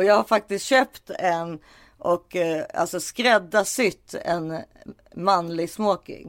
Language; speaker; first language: Swedish; native; Swedish